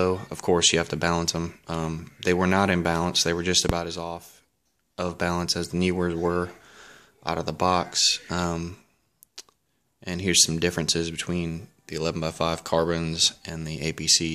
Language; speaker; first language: English; native; English